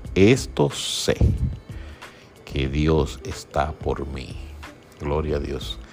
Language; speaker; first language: Spanish; native; Spanish